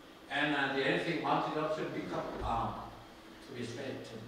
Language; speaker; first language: English; non-native, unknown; Korean